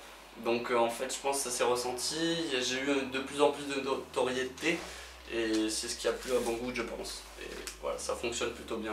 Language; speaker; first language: French; native; French